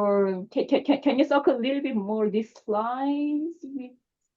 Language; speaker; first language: English; non-native, learner; Korean